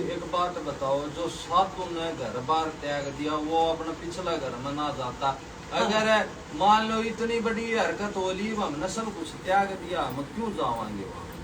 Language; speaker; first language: Hindi; native; Hindi